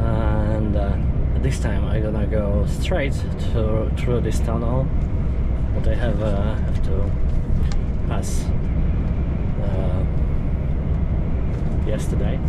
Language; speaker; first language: English; non-native, fluent; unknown